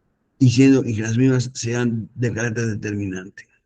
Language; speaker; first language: Spanish; native; Spanish